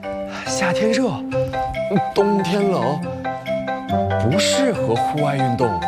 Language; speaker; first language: Chinese; native; Chinese